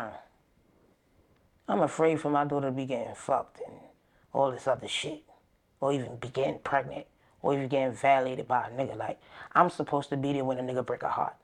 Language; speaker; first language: English; native; English